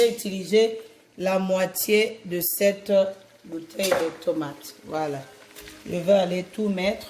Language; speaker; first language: French; non-native, local second language; Lingala